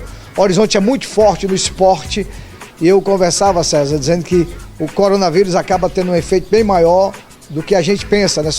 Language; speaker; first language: Portuguese; native; Portuguese